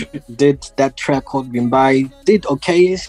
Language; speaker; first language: English; non-native, local second language; Shona